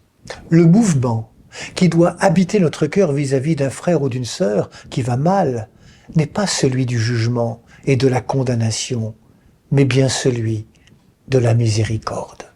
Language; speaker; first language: French; native; French